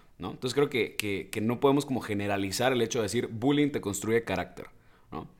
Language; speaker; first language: Spanish; native; Spanish